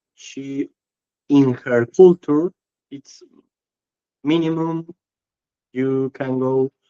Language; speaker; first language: English; non-native, learner; Spanish